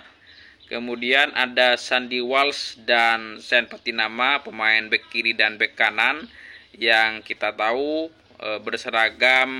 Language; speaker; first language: Indonesian; native; Indonesian